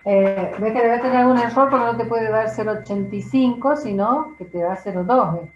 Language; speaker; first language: Spanish; native; Spanish